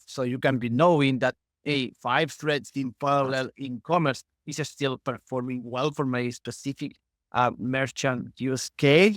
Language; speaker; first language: English; non-native, fluent; Spanish